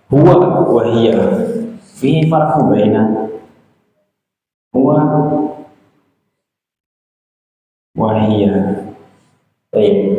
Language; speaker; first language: Arabic; non-native, fluent; Indonesian